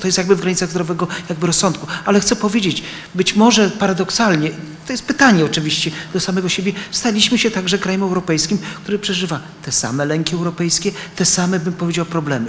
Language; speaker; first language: Polish; native; Polish